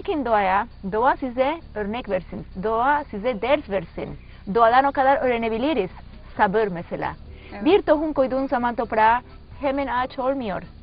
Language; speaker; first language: Turkish; non-native, learner; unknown